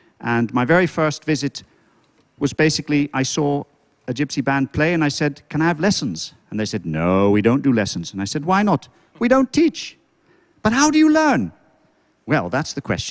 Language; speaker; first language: English; non-native, fluent; Dutch